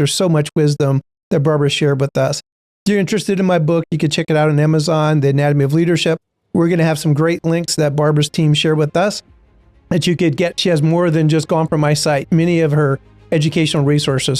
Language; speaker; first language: English; native; English